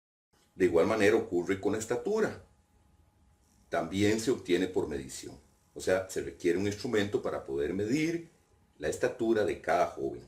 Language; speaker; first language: Spanish; native; Spanish